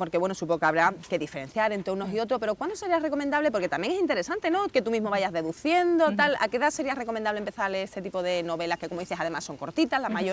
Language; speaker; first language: Spanish; native; Spanish